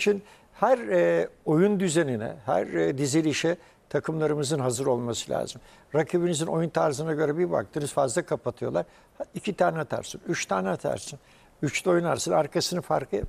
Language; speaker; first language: Turkish; native; Turkish